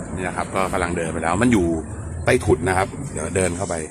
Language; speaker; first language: Thai; native; Thai